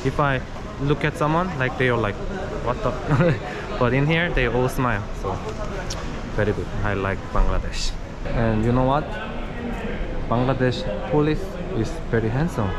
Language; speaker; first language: English; non-native, fluent; Korean